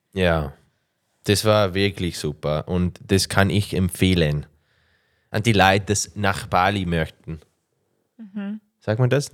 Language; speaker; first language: German; non-native, learner; English